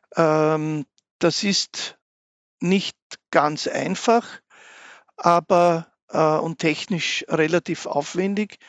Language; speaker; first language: German; native; German